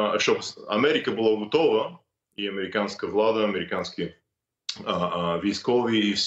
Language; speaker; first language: Ukrainian; non-native, fluent; English